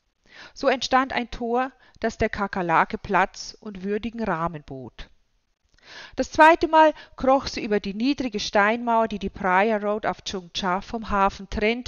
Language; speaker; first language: German; native; German